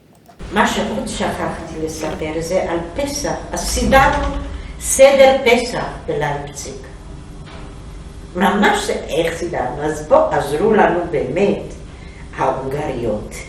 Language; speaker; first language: Hebrew; non-native, fluent; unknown